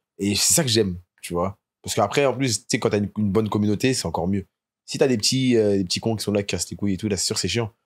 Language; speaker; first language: French; native; French